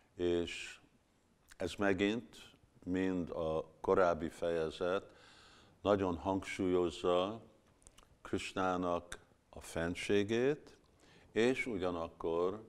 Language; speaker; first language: Hungarian; early bilingual, heritage; Hungarian